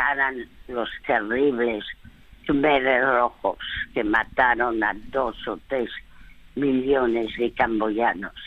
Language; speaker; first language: Spanish; early bilingual, other home language; French